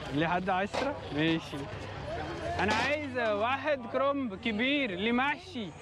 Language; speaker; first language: Arabic; non-native, learner; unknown